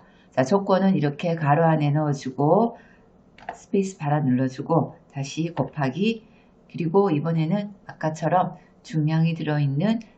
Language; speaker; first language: Korean; native; Korean